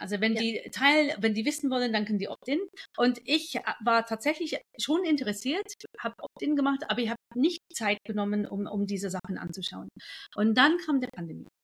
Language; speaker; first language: German; non-native, fluent; English